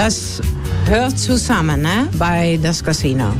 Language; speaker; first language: German; non-native, learner; Dutch